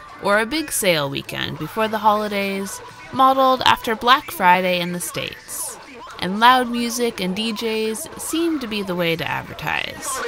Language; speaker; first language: English; native; English